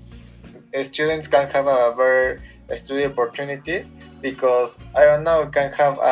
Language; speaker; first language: English; non-native, learner; Spanish